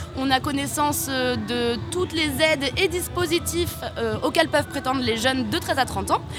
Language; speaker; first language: French; native; French